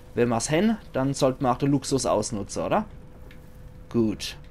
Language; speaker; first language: German; native; German